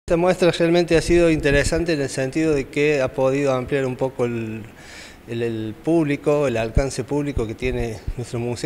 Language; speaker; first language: Spanish; native; Spanish